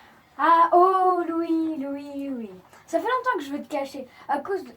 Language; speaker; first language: French; native; French